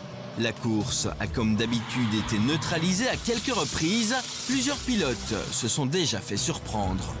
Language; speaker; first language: French; native; French